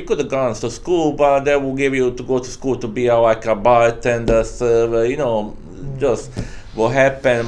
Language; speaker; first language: English; non-native, fluent; Croatian